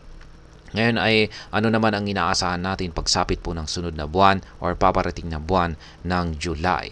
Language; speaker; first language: Filipino; native; Filipino